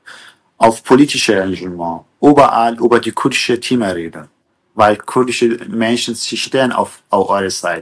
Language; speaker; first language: German; non-native, fluent; Kurdish